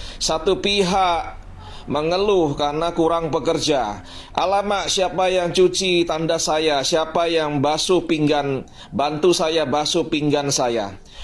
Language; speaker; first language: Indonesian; native; Indonesian